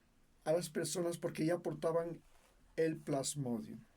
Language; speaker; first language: Spanish; native; Spanish